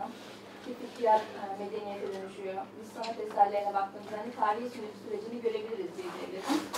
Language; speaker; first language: Turkish; non-native, fluent; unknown